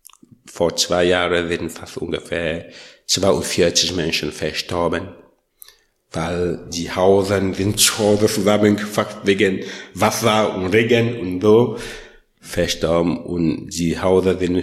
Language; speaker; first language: German; non-native, learner; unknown